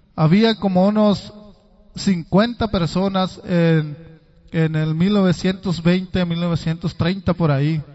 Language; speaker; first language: Spanish; non-native, local second language; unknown